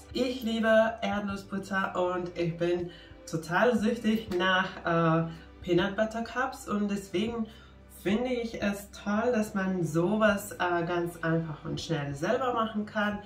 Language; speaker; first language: German; non-native, fluent; Finnish